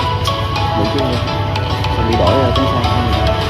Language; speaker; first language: Vietnamese; early bilingual, heritage; Vietnamese